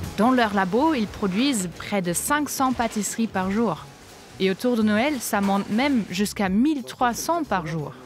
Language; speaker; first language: French; non-native, fluent; German